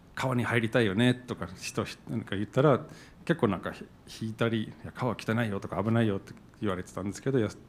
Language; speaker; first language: Japanese; non-native, fluent; English